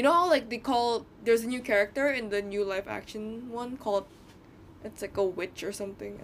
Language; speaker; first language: English; non-native, fluent; Indonesian